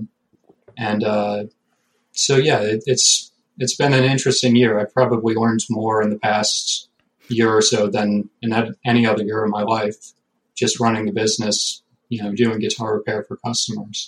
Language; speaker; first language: English; native; English